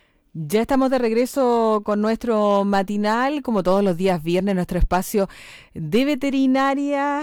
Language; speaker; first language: Spanish; native; Spanish